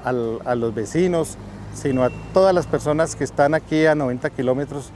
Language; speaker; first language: Spanish; native; Spanish